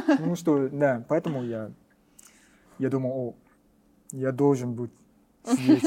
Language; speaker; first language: Russian; non-native, learner; Japanese